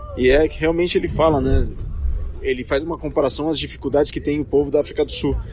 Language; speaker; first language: Portuguese; native; Portuguese